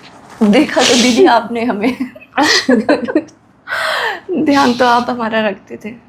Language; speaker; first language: Hindi; native; Hindi